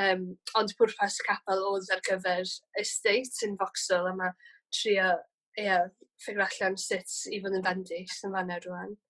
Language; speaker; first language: Welsh; native; Welsh